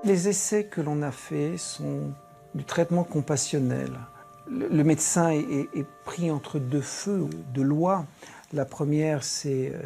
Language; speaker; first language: French; native; French